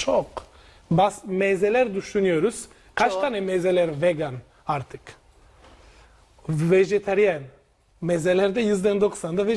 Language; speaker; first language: Turkish; non-native, learner; Italian